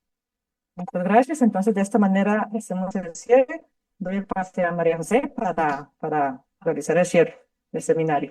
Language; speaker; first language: Spanish; native; Spanish